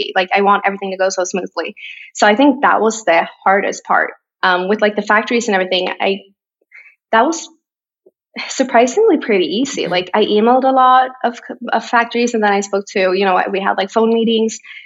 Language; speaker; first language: English; non-native, fluent; Swedish